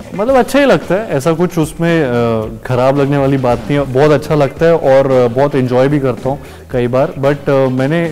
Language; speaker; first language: Hindi; native; Hindi